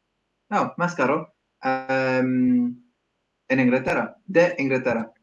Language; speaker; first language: Spanish; non-native, learner; English